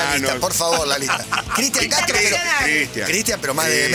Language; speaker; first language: Spanish; native; Spanish